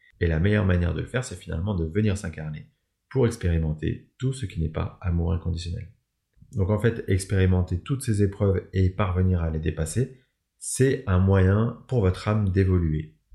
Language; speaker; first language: French; native; French